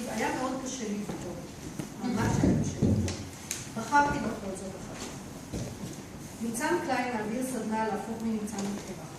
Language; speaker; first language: Hebrew; native; Hebrew